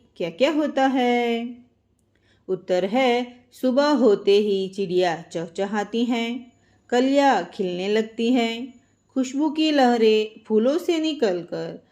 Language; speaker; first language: Hindi; non-native, local second language; Gujarati